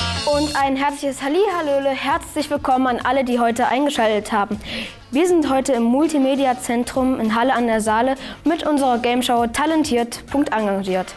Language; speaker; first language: German; native; German